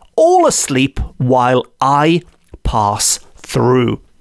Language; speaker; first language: English; native; English